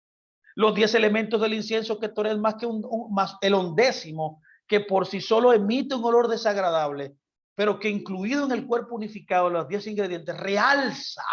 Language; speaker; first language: Spanish; native; Spanish